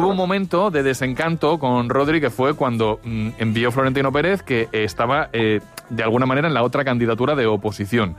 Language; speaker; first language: Spanish; native; Spanish